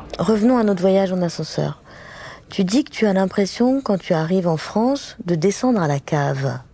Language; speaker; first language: French; native; French